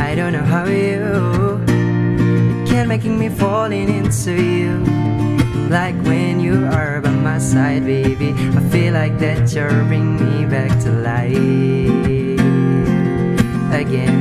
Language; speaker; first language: English; non-native, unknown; Indonesian